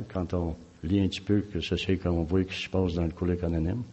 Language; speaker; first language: French; native; French